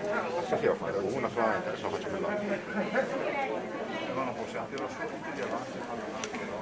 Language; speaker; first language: Italian; native; Italian